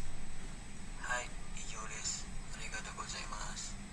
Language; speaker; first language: Japanese; non-native, learner; Indonesian